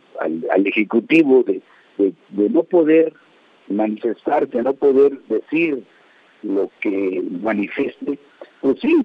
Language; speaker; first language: Spanish; native; Spanish